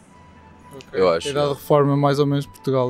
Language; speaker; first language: Portuguese; native; Portuguese